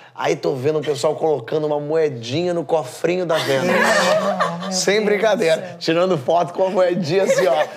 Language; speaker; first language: Portuguese; native; Portuguese